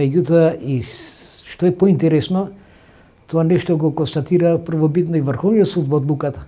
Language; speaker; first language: Macedonian; non-native, local second language; Albanian